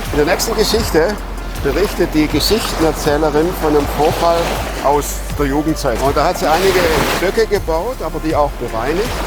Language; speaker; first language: German; native; German